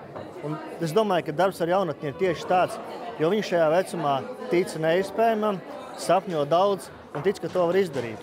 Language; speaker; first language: Latvian; native; Latvian